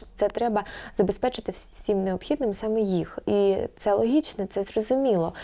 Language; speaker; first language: Ukrainian; non-native, local second language; Russian